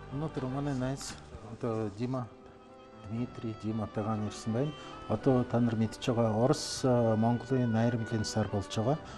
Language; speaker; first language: Mongolian; non-native, fluent; Russian